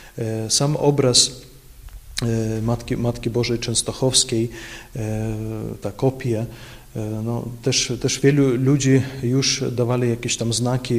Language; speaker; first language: Polish; non-native, local second language; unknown